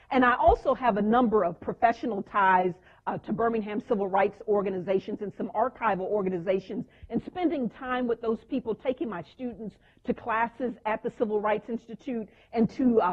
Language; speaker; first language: English; native; English